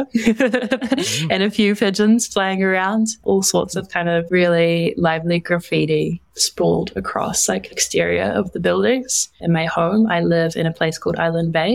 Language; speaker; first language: English; native; English